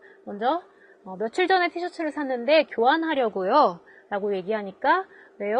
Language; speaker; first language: Korean; native; Korean